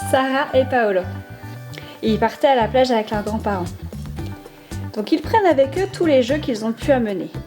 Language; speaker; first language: French; native; French